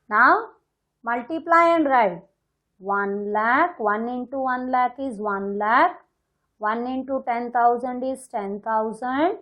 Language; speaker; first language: English; non-native, local second language; Hindi